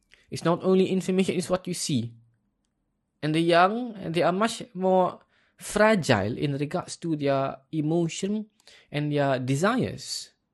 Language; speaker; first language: English; non-native, local second language; Malay